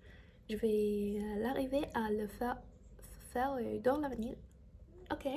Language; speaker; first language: French; non-native, learner; Chinese